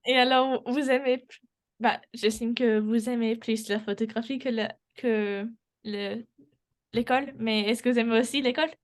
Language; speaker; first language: French; non-native, learner; English